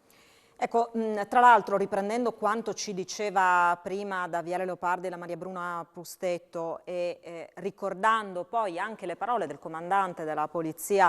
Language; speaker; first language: Italian; native; Italian